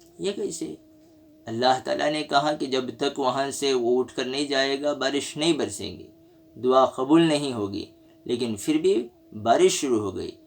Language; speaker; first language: Urdu; native; Urdu